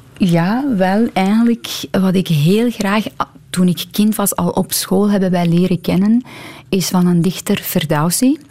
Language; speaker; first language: Dutch; non-native, fluent; Persian